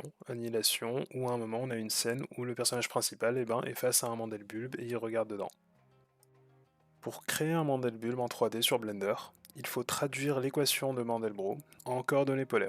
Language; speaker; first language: French; native; French